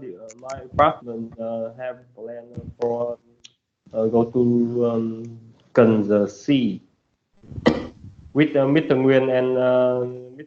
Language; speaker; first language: English; non-native, learner; Vietnamese